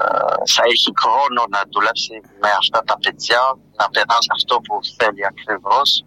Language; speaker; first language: Greek; non-native, fluent; French